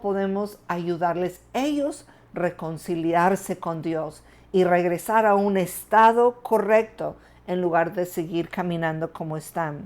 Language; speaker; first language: Spanish; non-native, fluent; English